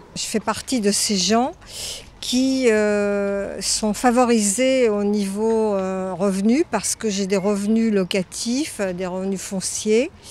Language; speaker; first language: French; native; French